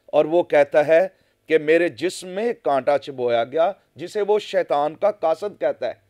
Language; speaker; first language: Urdu; non-native, local second language; Punjabi